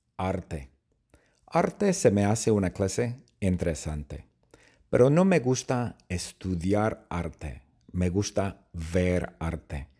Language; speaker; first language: Spanish; non-native, fluent; English